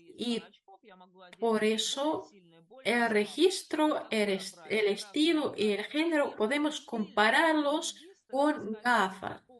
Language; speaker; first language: Spanish; non-native, fluent; Russian